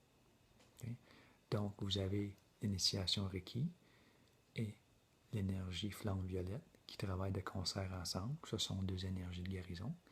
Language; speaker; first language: French; native; French